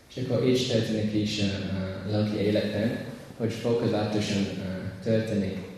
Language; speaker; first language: Hungarian; non-native, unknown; English